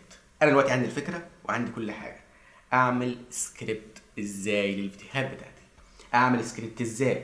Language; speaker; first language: Arabic; native; Arabic